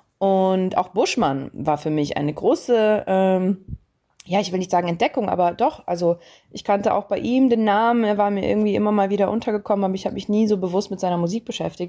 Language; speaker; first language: German; native; German